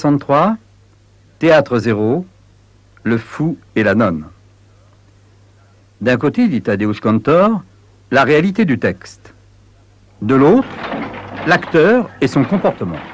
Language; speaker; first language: French; native; French